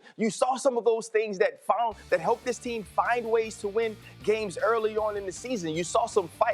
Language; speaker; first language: English; native; English